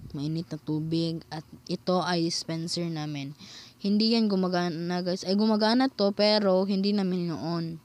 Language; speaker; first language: Filipino; non-native, local second language; Cebuano